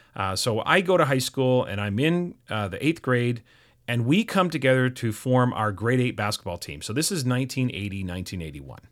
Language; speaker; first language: English; native; English